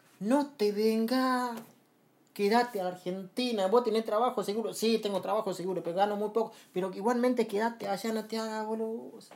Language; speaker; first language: Spanish; non-native, fluent; Lao